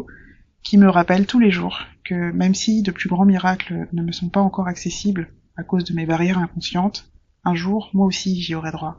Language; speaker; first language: French; native; French